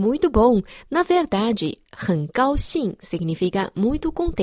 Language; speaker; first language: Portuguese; non-native, fluent; Chinese